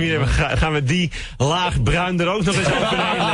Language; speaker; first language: Dutch; native; Dutch